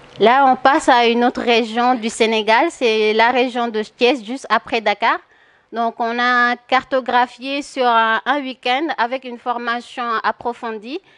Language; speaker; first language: French; non-native, local second language; Wolof